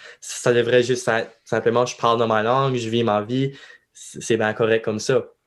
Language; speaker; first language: French; native; French